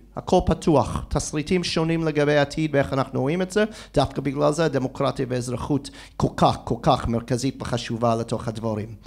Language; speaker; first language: Hebrew; non-native, fluent; English